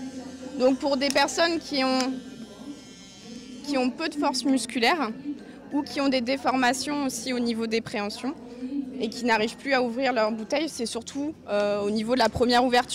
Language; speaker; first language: French; native; French